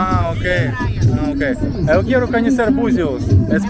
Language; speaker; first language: Portuguese; non-native, learner; Russian